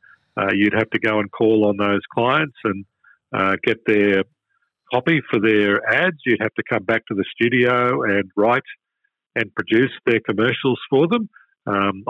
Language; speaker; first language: English; native; English